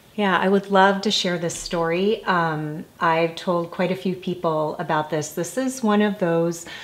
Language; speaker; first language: English; native; English